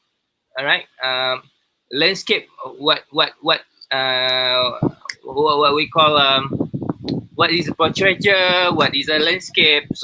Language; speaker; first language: English; non-native, learner; Malay